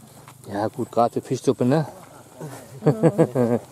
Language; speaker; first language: German; native; German